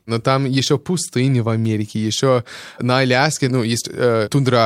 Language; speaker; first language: Russian; non-native, fluent; English